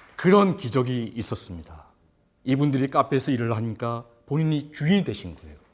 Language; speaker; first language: Korean; native; Korean